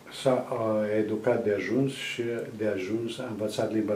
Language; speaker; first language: Romanian; non-native, local second language; Serbian